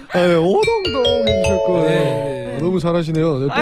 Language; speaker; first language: Korean; native; Korean